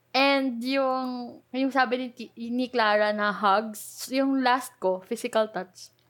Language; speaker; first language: Filipino; native; Filipino